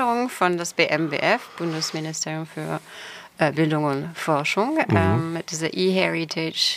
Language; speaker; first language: German; non-native, fluent; French